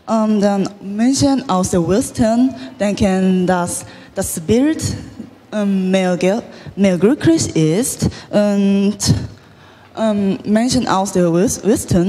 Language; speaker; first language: German; non-native, learner; Korean